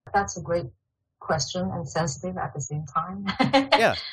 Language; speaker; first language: English; non-native, fluent; Chinese